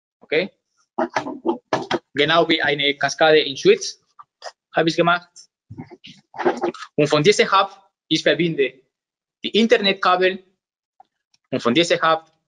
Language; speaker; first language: German; non-native, learner; Spanish